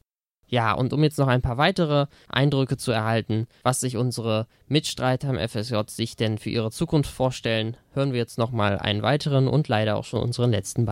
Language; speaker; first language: German; native; German